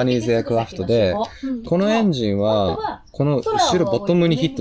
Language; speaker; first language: Japanese; native; Japanese